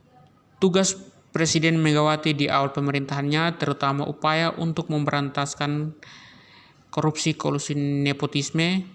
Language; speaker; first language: Indonesian; native; Indonesian